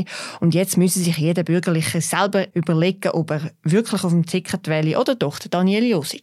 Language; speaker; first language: German; native; German